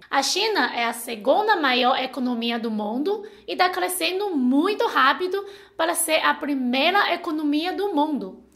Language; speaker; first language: Portuguese; non-native, fluent; Chinese